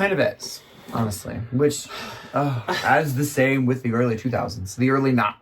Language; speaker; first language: English; native; English